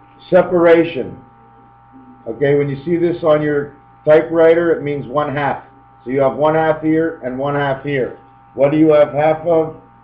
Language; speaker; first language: English; native; English